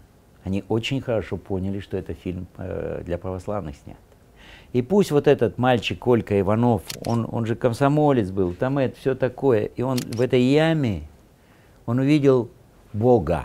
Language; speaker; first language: Russian; native; Russian